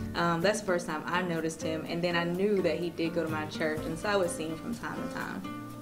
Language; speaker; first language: English; native; English